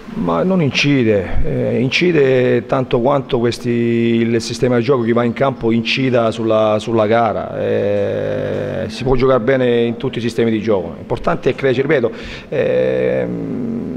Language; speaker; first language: Italian; native; Italian